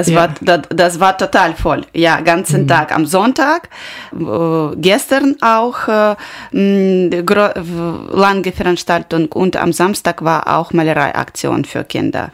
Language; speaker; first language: German; non-native, learner; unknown